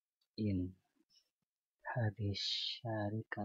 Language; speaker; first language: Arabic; non-native, learner; Indonesian